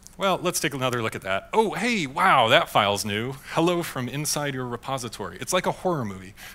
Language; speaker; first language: English; native; English